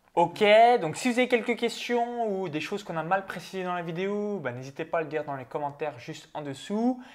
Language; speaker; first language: French; native; French